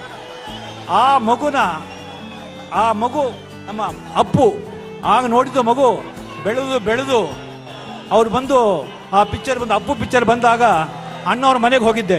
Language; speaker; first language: Kannada; non-native, local second language; Marathi